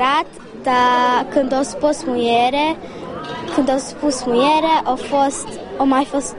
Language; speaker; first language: Romanian; early bilingual, heritage; Romanian